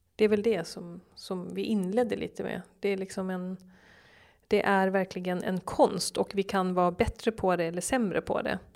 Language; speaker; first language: Swedish; early bilingual, other home language; Norwegian